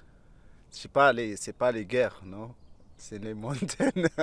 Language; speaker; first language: French; non-native, learner; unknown